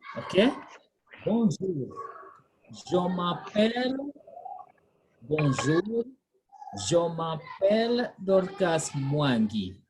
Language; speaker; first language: French; non-native, fluent; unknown